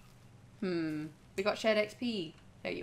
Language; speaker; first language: English; native; English